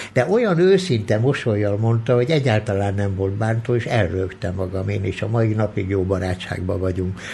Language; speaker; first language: Hungarian; early bilingual, other home language; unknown